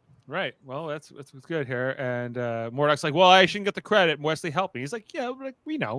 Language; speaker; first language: English; native; English